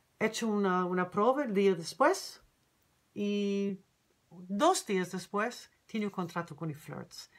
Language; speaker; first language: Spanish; non-native, learner; English